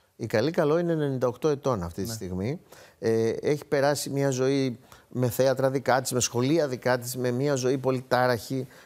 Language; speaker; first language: Greek; native; Greek